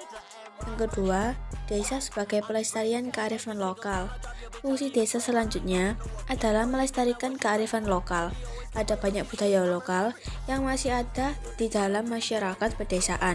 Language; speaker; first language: Indonesian; native; Indonesian